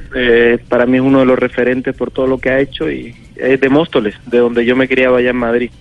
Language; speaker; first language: Spanish; native; Spanish